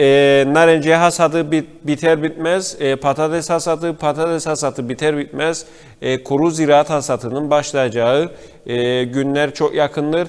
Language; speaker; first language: Turkish; native; Turkish